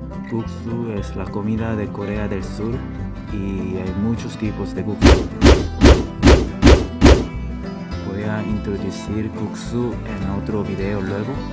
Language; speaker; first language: Spanish; non-native, learner; Korean